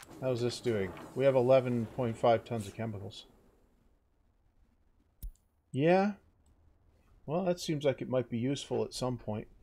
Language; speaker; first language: English; native; English